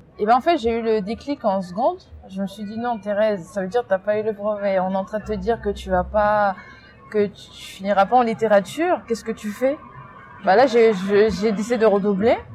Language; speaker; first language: French; early bilingual, other home language; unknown